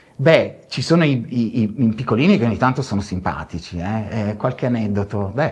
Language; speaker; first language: Italian; early bilingual, other home language; Spanish